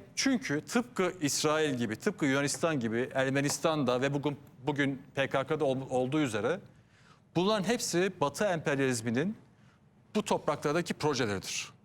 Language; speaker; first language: Turkish; native; Turkish